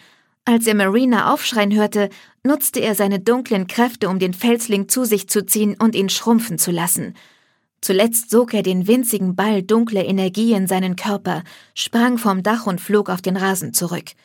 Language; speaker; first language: German; native; German